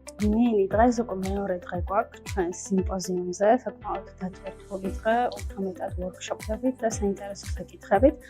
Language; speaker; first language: Georgian; native; Georgian